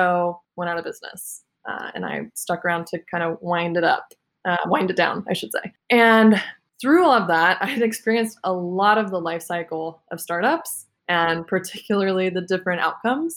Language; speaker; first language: English; native; English